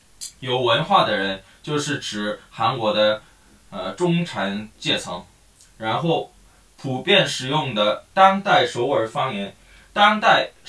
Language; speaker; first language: Chinese; non-native, fluent; Korean